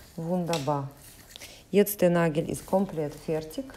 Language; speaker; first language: German; non-native, fluent; Russian